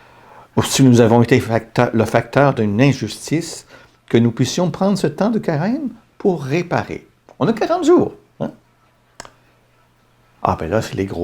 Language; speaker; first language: French; native; French